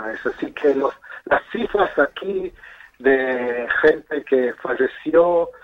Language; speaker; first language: Spanish; non-native, fluent; Hebrew